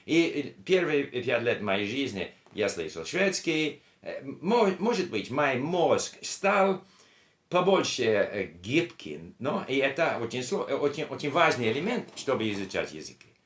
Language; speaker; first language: Russian; non-native, learner; English